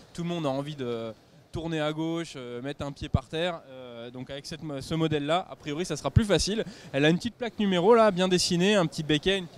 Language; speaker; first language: French; native; French